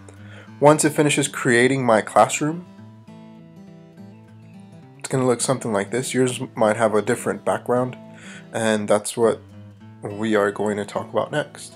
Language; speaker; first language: English; native; English